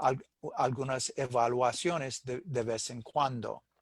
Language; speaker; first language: Spanish; non-native, fluent; English